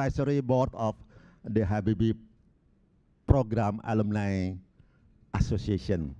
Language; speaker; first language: English; non-native, local second language; Indonesian